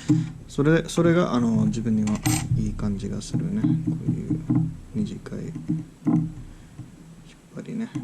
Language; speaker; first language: Japanese; early bilingual, heritage; English